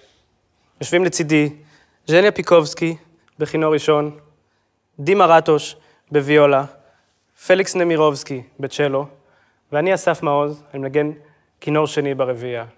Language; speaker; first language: Hebrew; native; Hebrew